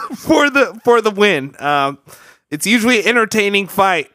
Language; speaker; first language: English; early bilingual, other home language; Yoruba